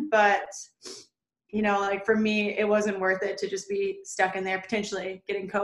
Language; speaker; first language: English; native; English